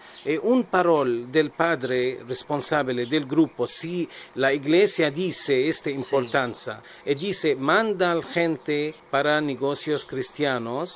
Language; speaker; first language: Spanish; non-native, learner; Arabic